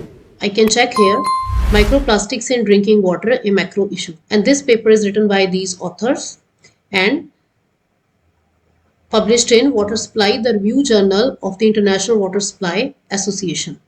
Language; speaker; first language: English; non-native, local second language; Hindi